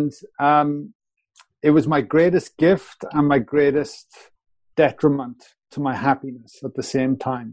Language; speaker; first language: English; native; English